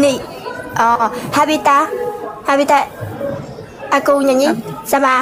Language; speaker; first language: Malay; non-native, learner; Vietnamese